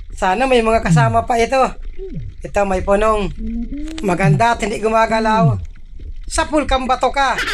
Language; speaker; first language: Filipino; non-native, local second language; Bikol